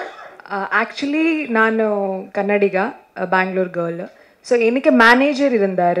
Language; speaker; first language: Tamil; non-native, learner; Kannada